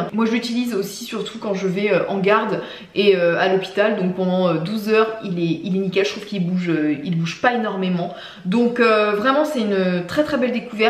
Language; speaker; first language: French; native; French